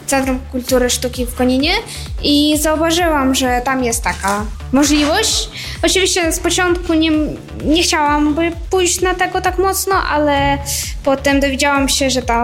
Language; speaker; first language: Polish; non-native, fluent; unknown